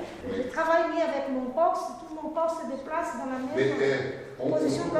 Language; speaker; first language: French; non-native, fluent; Portuguese